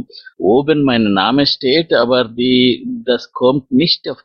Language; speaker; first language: German; non-native, fluent; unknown